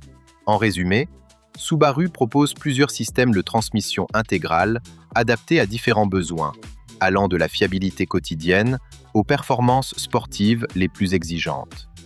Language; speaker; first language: French; native; French